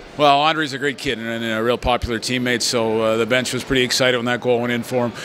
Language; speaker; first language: English; native; English